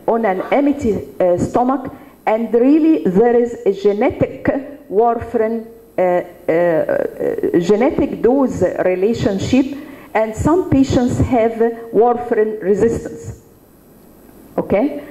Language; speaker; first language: English; non-native, fluent; Arabic